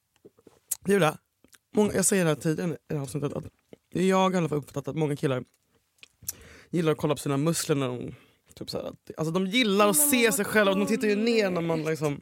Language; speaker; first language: Swedish; native; Swedish